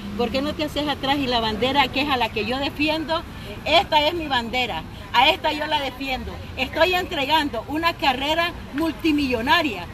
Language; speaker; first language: Spanish; native; Spanish